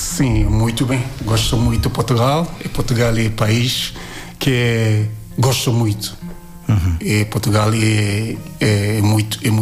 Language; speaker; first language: Portuguese; non-native, learner; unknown